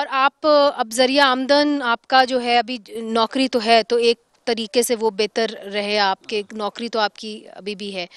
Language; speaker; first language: Urdu; native; Urdu